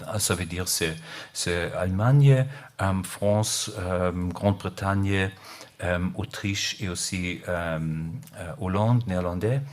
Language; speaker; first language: French; non-native, learner; German